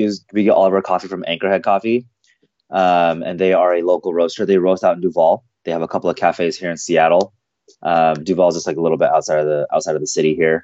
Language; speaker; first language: English; native; English